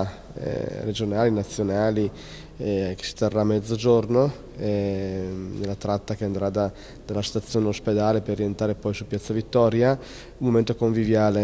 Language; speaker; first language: Italian; native; Italian